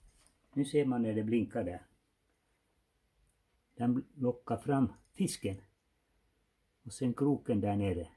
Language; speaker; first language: Swedish; non-native, fluent; Finnish